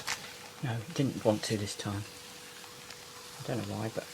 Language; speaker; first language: English; native; English